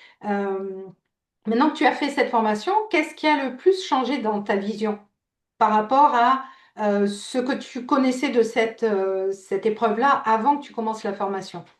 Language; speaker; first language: French; native; French